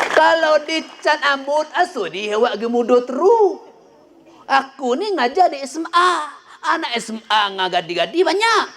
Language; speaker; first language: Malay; non-native, local second language; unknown